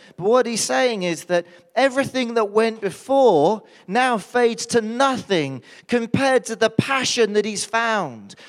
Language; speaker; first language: English; native; English